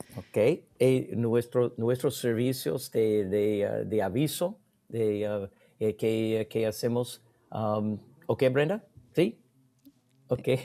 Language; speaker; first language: Spanish; non-native, learner; English